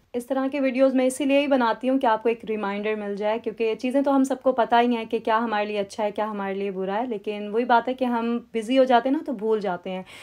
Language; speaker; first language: Urdu; native; Urdu